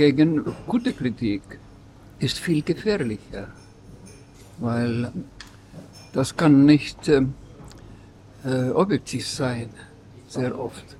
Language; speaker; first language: German; non-native, fluent; Estonian